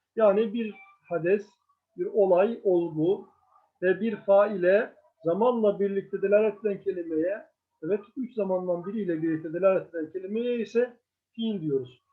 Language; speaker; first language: Turkish; native; Turkish